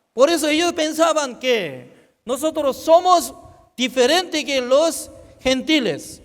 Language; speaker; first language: Spanish; non-native, fluent; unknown